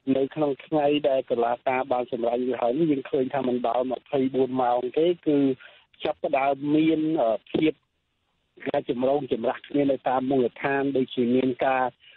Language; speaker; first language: Khmer; native; Khmer